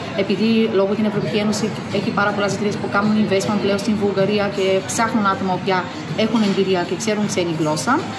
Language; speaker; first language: Greek; non-native, fluent; Bulgarian